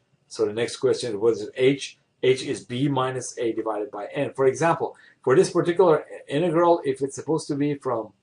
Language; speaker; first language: English; non-native, fluent; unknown